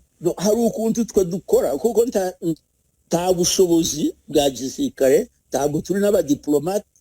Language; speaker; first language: Kinyarwanda; native; Kinyarwanda